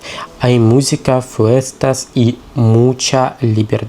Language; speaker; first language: Spanish; non-native, learner; Russian